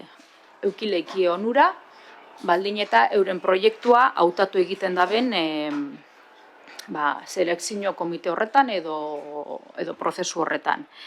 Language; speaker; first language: Basque; native; Basque